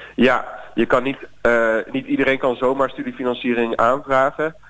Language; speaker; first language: Dutch; native; Dutch